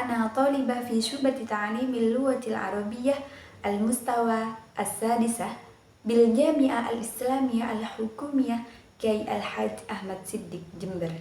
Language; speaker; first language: Arabic; non-native, learner; Indonesian